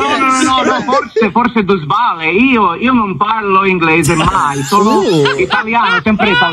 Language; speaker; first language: Italian; non-native, learner; English